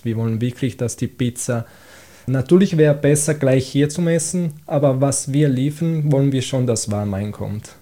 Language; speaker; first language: German; non-native, fluent; Italian